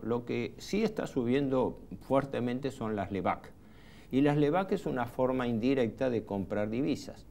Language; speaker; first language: Spanish; native; Spanish